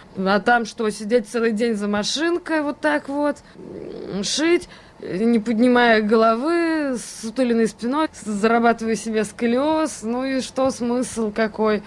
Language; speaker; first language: Russian; native; Russian